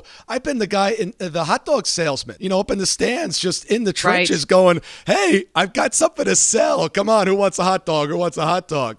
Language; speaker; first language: English; native; English